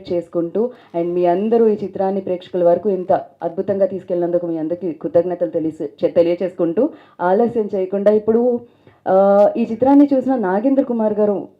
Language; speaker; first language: Telugu; native; Telugu